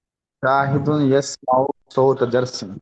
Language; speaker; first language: Arabic; non-native, fluent; Urdu